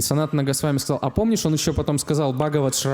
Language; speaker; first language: Russian; native; Russian